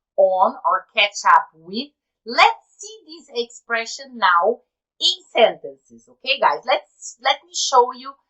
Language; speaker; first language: English; non-native, fluent; Portuguese